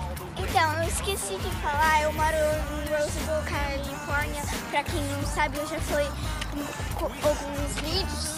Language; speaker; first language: Portuguese; early bilingual, heritage; Portuguese